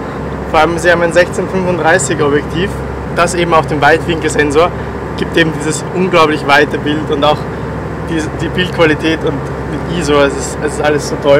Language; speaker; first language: German; native; German